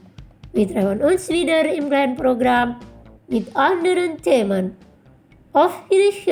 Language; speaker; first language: German; non-native, fluent; Indonesian